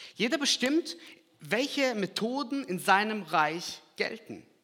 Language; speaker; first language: German; early bilingual, other home language; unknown